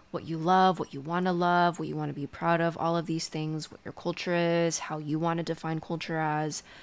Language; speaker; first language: English; native; English